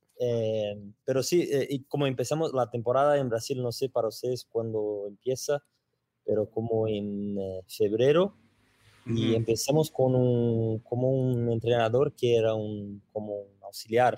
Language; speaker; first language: Spanish; non-native, learner; Portuguese